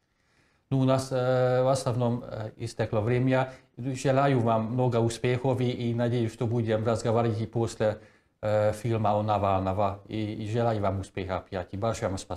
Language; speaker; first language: Russian; non-native, fluent; Hungarian